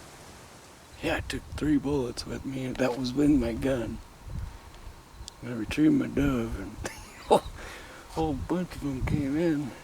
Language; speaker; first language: English; native; English